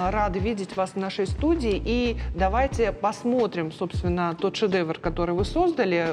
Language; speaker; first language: Russian; native; Russian